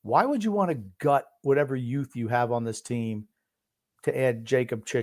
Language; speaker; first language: English; native; English